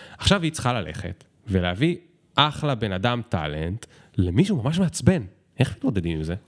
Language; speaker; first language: Hebrew; native; Hebrew